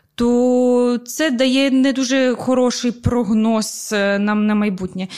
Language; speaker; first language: Ukrainian; non-native, local second language; Russian